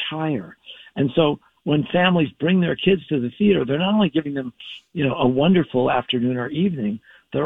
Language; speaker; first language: English; native; English